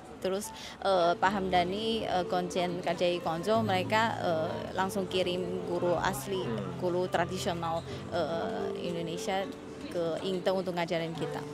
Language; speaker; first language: Indonesian; non-native, fluent; Chinese